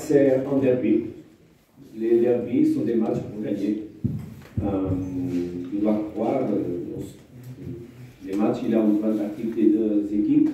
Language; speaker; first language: French; non-native, fluent; Portuguese